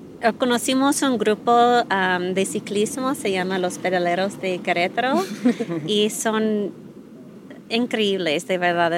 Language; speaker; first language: Spanish; non-native, fluent; English